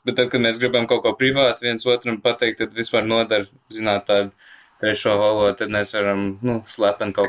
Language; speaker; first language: Latvian; early bilingual, heritage; Latvian